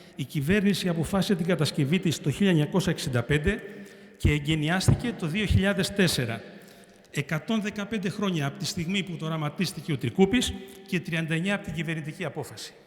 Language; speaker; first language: Greek; native; Greek